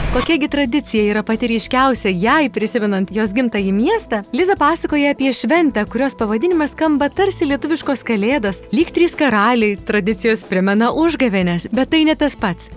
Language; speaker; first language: Lithuanian; native; Lithuanian